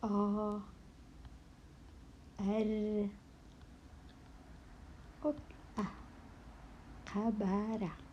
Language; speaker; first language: Swedish; non-native, local second language; Kurdish